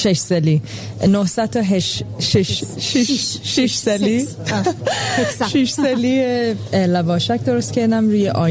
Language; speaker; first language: Persian; early bilingual, heritage; Persian